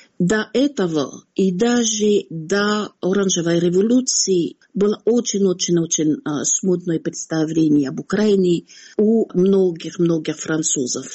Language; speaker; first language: Russian; non-native, fluent; French